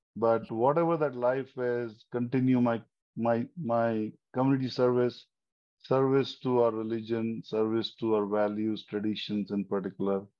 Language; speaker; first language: English; non-native, local second language; Hindi